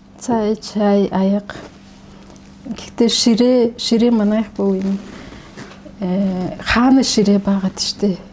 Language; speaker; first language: Mongolian; non-native, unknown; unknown